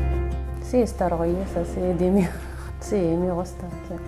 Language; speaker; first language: Spanish; non-native, learner; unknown